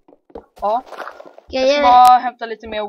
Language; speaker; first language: Swedish; early bilingual, heritage; Swedish